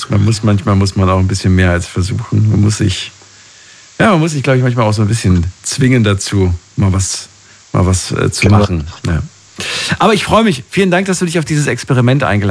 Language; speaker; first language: German; native; German